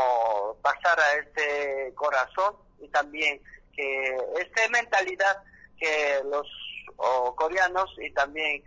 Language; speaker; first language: Spanish; non-native, learner; Korean